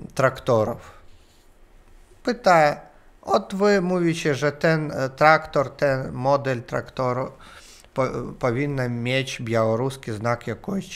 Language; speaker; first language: Polish; non-native, learner; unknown